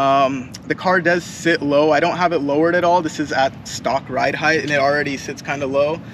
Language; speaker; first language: English; native; English